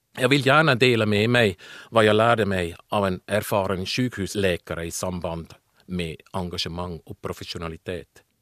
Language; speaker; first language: Swedish; non-native, fluent; German